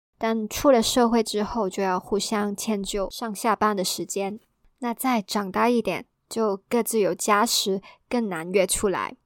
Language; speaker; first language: Chinese; non-native, local second language; Cantonese